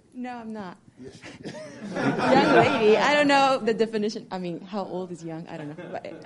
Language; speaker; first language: English; non-native, fluent; Japanese